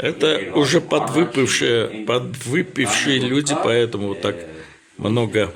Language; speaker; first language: Russian; non-native, local second language; Armenian